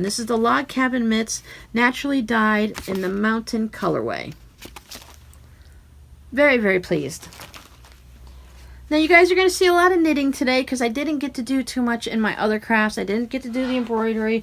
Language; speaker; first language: English; native; English